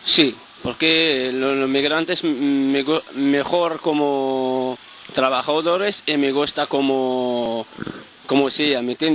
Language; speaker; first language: Spanish; non-native, learner; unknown